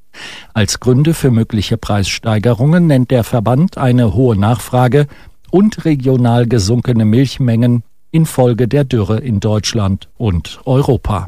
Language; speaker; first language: German; native; German